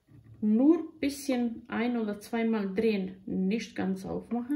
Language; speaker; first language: German; non-native, learner; Croatian